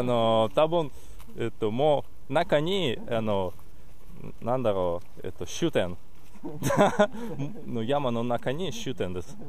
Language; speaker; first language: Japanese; non-native, learner; Russian